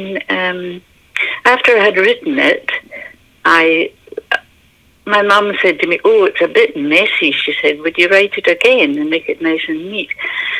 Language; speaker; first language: English; native; English